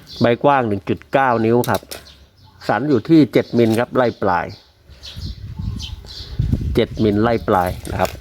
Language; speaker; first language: Thai; native; Thai